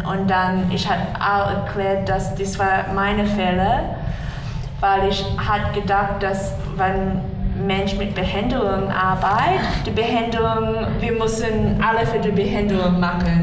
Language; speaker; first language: German; non-native, learner; English